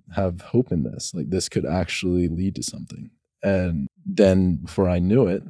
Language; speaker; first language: English; native; English